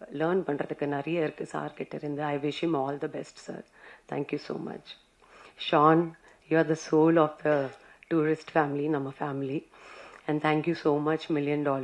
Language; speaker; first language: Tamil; non-native, fluent; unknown